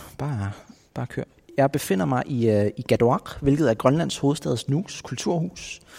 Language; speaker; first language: Danish; native; Danish